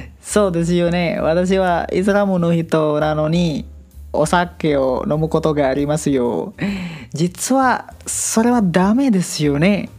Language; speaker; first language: Japanese; non-native, learner; Indonesian